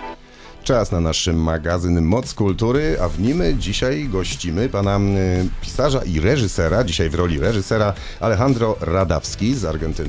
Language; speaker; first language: Polish; native; Polish